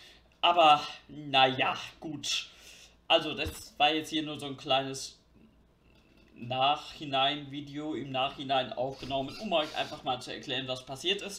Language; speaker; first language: German; native; German